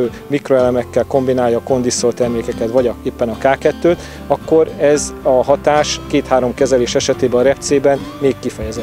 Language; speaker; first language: Hungarian; native; Hungarian